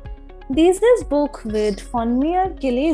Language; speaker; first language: German; non-native, fluent; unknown